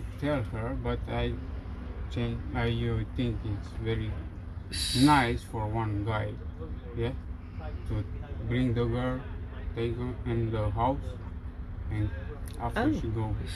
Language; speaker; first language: English; non-native, learner; Romanian